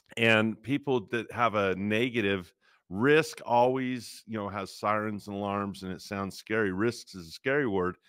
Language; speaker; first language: English; native; English